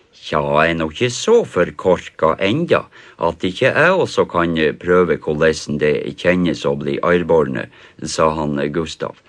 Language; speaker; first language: Norwegian; native; Norwegian